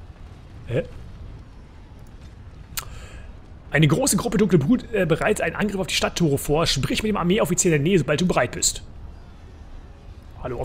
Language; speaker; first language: German; native; German